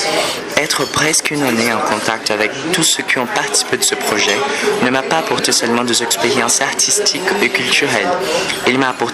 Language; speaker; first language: French; non-native, fluent; Portuguese